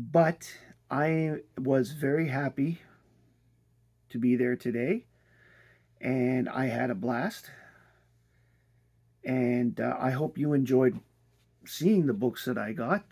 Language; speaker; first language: English; native; English